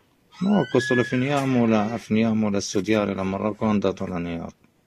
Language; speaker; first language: Italian; non-native, learner; Arabic